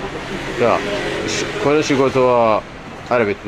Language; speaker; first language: Japanese; non-native, learner; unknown